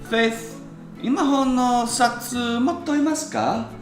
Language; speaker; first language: Japanese; non-native, learner; English